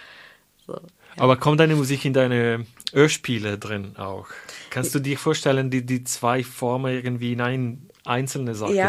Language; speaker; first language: German; non-native, fluent; Italian